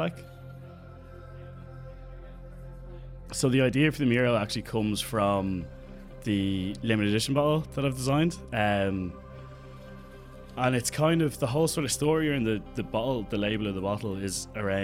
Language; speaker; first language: English; native; English